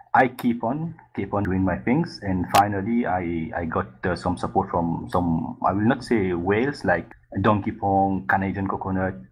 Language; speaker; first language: English; non-native, fluent; Morisyen